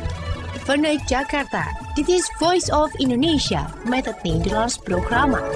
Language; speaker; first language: Dutch; non-native, fluent; Indonesian